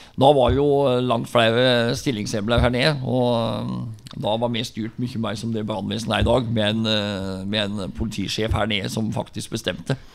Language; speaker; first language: Norwegian; native; Norwegian